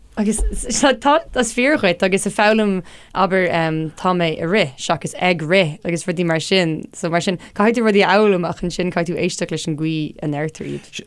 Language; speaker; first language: Irish; non-native, local second language; English